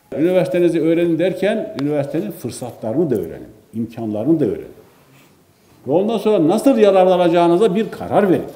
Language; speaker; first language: Turkish; native; Turkish